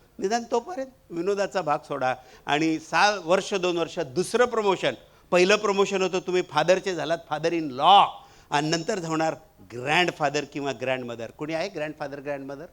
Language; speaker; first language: Marathi; non-native, local second language; Marwari